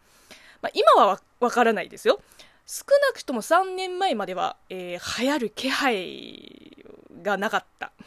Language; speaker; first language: Japanese; non-native, fluent; Chinese